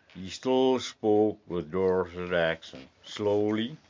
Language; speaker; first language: English; native; English